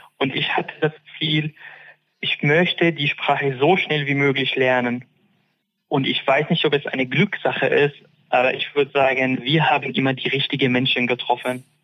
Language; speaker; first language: German; non-native, fluent; Arabic